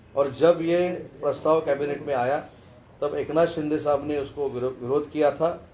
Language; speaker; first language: Hindi; non-native, local second language; Marathi